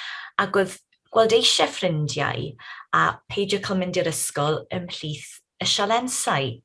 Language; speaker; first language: Welsh; native; Welsh